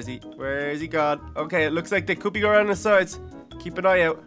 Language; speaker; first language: English; native; English